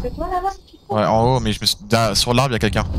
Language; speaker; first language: French; native; French